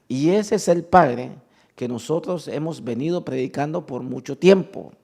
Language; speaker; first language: Spanish; native; Spanish